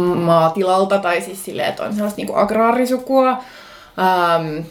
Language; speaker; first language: Finnish; non-native, local second language; Swedish